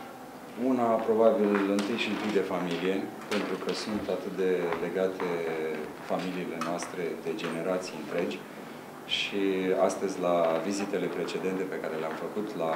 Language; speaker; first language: Romanian; early bilingual, heritage; Romanian